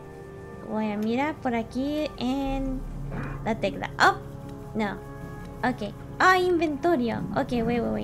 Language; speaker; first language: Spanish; non-native, learner; English